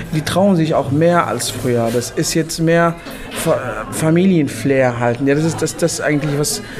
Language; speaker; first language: German; non-native, fluent; Arabic